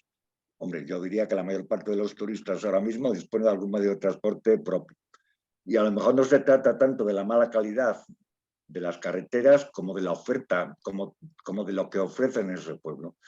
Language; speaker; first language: Spanish; native; Spanish